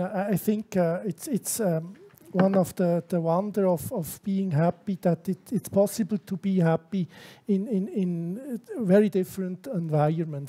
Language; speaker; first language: English; non-native, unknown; German